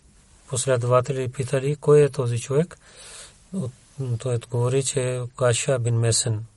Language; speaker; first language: Bulgarian; non-native, learner; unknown